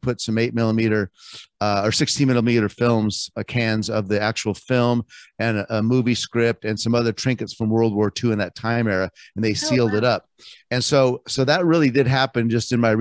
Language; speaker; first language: English; native; English